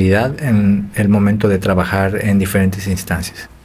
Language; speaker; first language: Spanish; native; Spanish